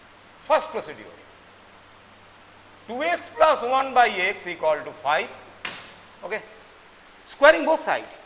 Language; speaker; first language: English; non-native, local second language; Bangla